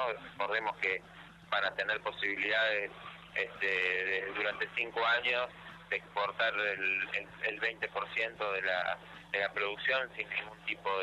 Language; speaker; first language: Spanish; native; Spanish